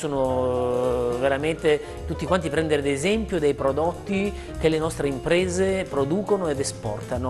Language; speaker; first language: Italian; native; Italian